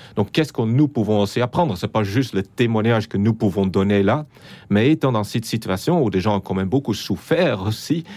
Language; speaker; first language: French; non-native, fluent; Dutch